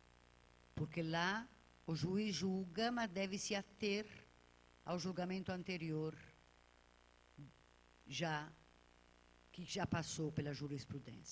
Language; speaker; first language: Portuguese; native; Portuguese